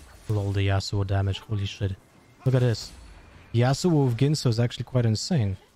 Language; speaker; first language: English; non-native, fluent; Polish